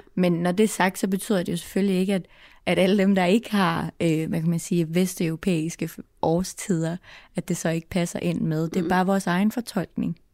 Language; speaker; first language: Danish; native; Danish